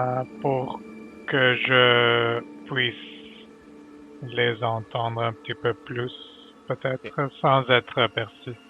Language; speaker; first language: French; non-native, learner; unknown